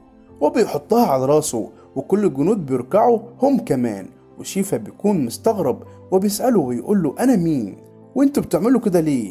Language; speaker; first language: Arabic; native; Arabic